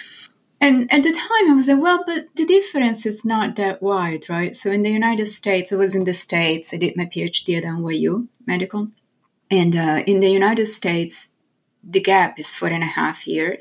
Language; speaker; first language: English; non-native, fluent; Italian